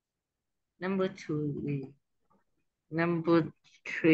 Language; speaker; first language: English; non-native, learner; Vietnamese